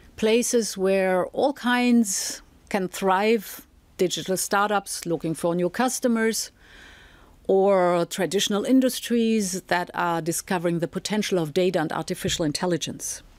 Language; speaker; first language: English; non-native, fluent; German